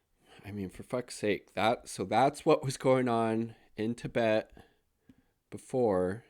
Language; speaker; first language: English; native; English